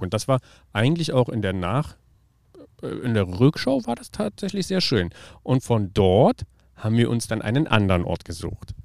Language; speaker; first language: German; native; German